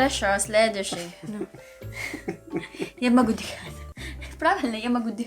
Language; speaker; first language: Russian; non-native, learner; Filipino